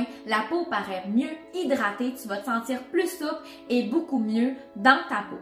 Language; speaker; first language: French; native; French